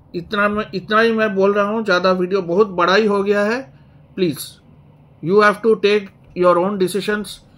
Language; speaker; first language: Hindi; non-native, local second language; Bangla